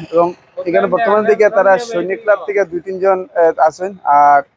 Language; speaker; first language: Bangla; non-native, local second language; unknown